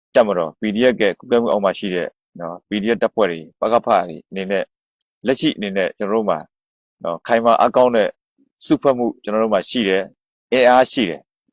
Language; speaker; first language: Burmese; native; Burmese